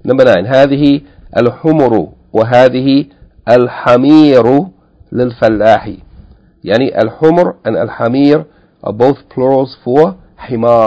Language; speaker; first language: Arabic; non-native, fluent; English